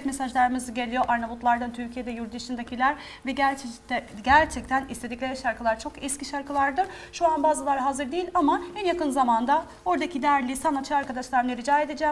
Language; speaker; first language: Turkish; non-native, fluent; Albanian